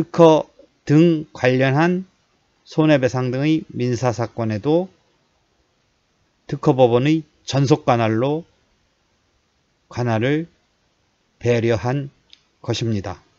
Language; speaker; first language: Korean; native; Korean